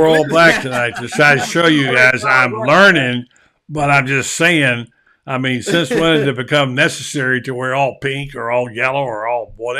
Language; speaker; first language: English; native; English